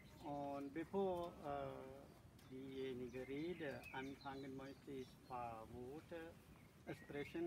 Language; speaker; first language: German; non-native, learner; Sinhala